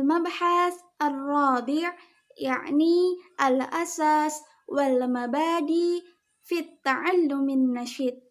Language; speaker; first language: Arabic; non-native, learner; Indonesian